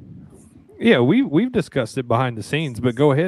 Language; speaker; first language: English; native; English